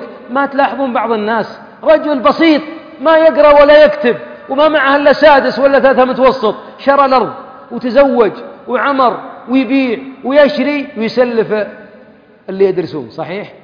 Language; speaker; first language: Arabic; native; Arabic